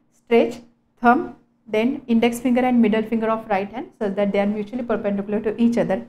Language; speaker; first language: English; non-native, local second language; Marathi